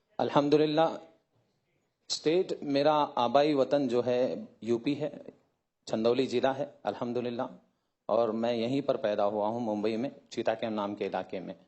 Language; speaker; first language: Hindi; native; Hindi